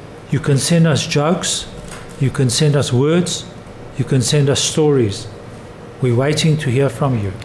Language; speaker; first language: English; native; English